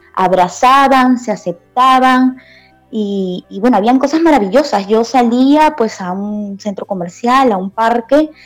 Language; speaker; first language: Spanish; native; Spanish